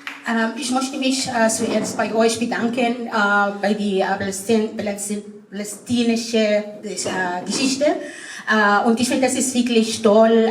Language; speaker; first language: German; non-native, fluent; Arabic